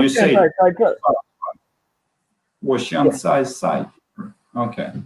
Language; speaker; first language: Chinese; non-native, learner; Swedish